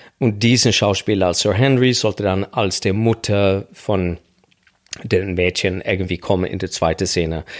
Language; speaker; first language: German; non-native, fluent; Swedish